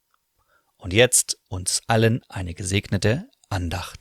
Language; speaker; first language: German; native; German